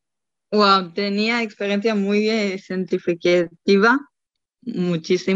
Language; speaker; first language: Spanish; non-native, learner; Hebrew